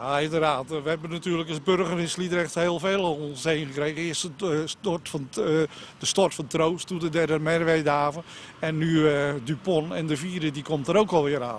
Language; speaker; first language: Dutch; native; Dutch